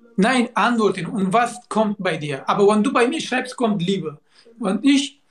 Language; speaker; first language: German; non-native, learner; Arabic